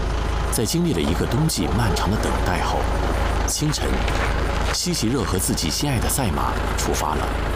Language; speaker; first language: Chinese; native; Chinese